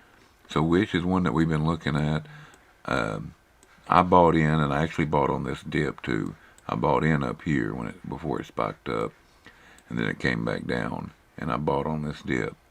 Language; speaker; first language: English; native; English